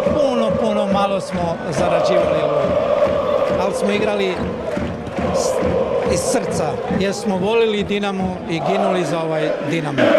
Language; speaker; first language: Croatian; non-native, local second language; Albanian